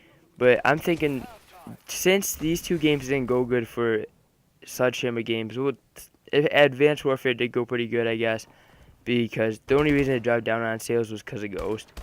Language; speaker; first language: English; native; English